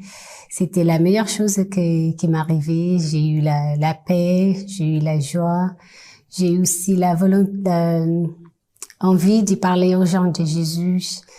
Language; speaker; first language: French; non-native, fluent; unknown